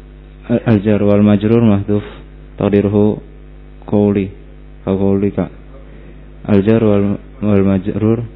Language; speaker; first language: Arabic; non-native, learner; Indonesian